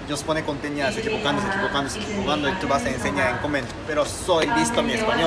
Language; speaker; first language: Spanish; non-native, learner; Japanese